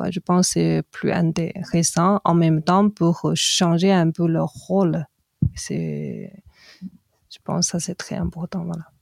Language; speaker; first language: French; non-native, fluent; Chinese